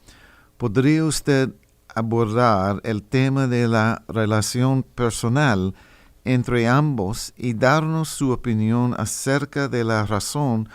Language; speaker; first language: Spanish; non-native, fluent; English